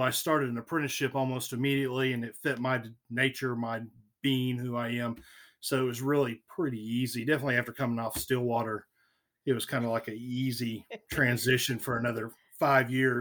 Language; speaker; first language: English; native; English